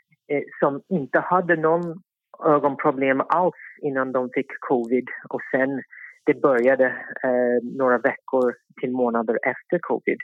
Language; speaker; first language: Swedish; non-native, fluent; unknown